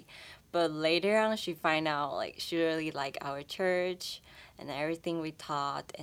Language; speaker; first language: English; non-native, fluent; Chinese